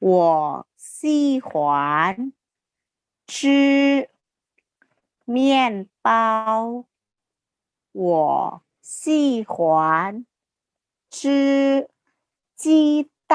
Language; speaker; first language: Chinese; non-native, fluent; Indonesian